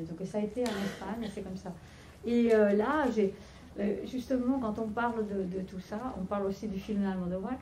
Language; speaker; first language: French; non-native, fluent; Spanish